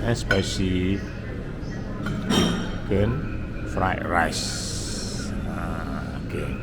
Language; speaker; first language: English; non-native, local second language; Malay